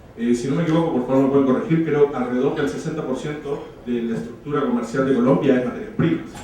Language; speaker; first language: Spanish; native; Spanish